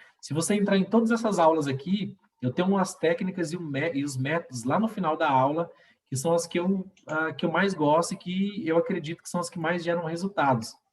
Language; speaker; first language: Portuguese; native; Portuguese